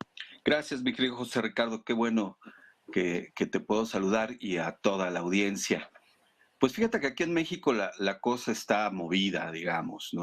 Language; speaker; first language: Spanish; native; Spanish